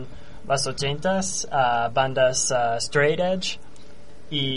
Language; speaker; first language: Spanish; non-native, learner; English